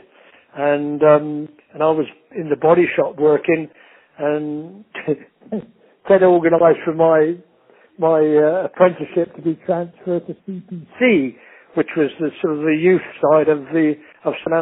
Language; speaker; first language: English; native; English